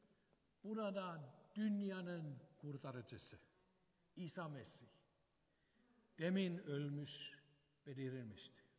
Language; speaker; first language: Turkish; non-native, fluent; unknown